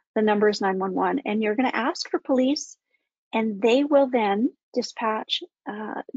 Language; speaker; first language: English; native; English